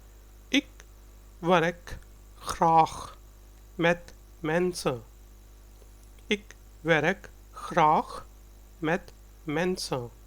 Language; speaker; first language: Dutch; non-native, fluent; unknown